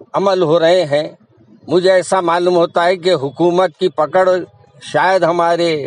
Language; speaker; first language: Hindi; non-native, local second language; Urdu